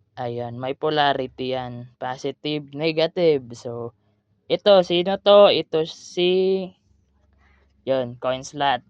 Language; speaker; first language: Filipino; non-native, local second language; Cebuano